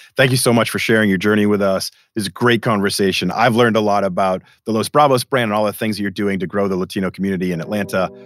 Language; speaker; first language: English; non-native, fluent; Spanish